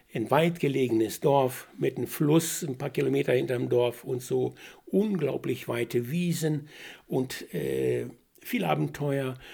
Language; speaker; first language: German; non-native, fluent; Russian